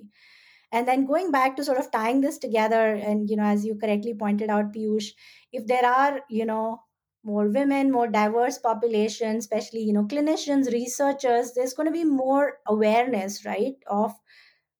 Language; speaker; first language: English; non-native, local second language; Hindi